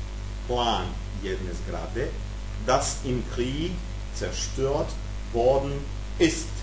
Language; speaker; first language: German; non-native, fluent; Serbian